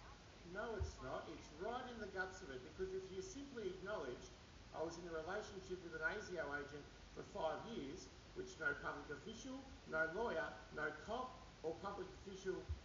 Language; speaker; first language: English; native; English